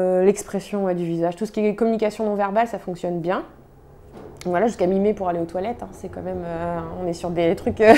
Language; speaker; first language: French; native; French